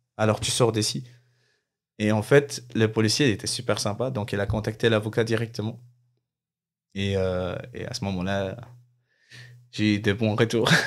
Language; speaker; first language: French; non-native, fluent; Arabic